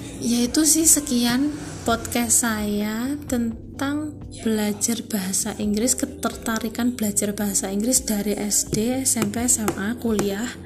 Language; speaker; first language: Indonesian; native; Indonesian